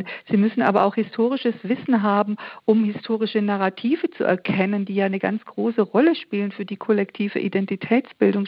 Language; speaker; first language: German; native; German